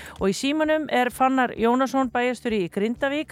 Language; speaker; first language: Icelandic; native; Icelandic